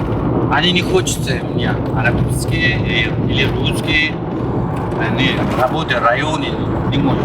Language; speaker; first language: Russian; non-native, learner; Turkish